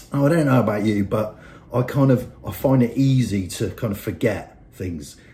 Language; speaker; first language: English; native; English